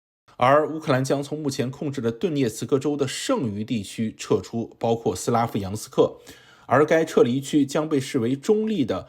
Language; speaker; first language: Chinese; native; Chinese